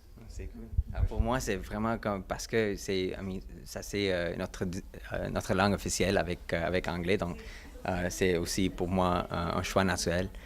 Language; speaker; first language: French; non-native, learner; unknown